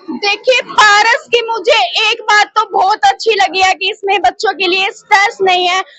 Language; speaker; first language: Hindi; native; Hindi